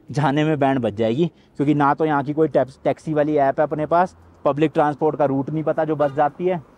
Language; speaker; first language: Hindi; native; Hindi